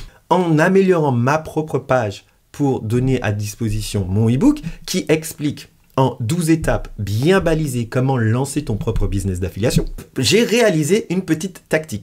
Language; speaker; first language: French; native; French